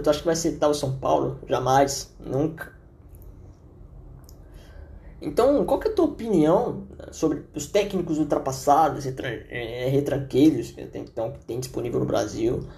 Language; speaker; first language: Portuguese; native; Portuguese